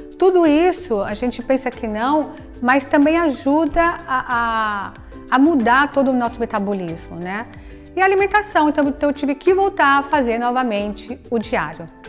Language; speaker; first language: Portuguese; native; Portuguese